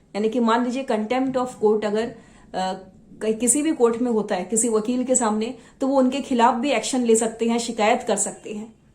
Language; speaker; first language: Hindi; non-native, local second language; Assamese